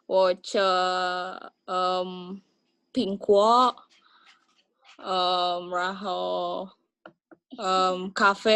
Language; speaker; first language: Chinese; non-native, learner; Indonesian